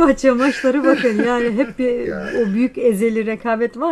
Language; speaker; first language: Turkish; native; Turkish